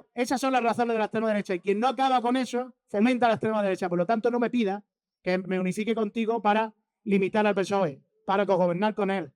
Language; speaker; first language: Spanish; native; Spanish